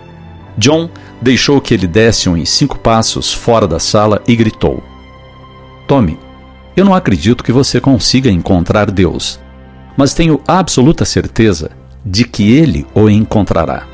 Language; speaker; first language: Portuguese; native; Portuguese